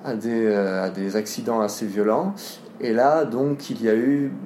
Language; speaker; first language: French; native; French